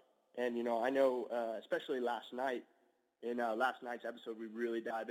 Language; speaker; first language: English; native; English